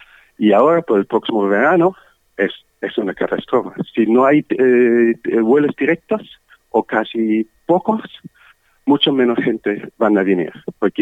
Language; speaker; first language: Spanish; non-native, learner; German